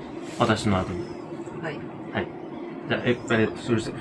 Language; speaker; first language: Japanese; non-native, fluent; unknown